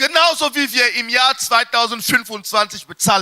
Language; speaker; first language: German; non-native, fluent; French